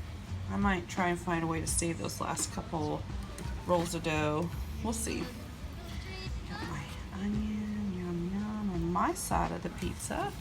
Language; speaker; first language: English; native; English